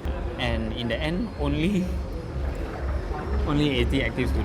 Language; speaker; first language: English; non-native, local second language; Bangla